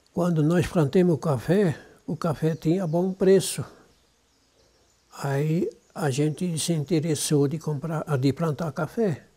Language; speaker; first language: Portuguese; non-native, local second language; German